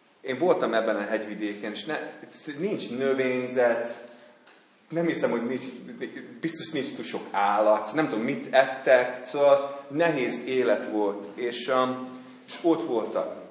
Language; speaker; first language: Hungarian; non-native, fluent; English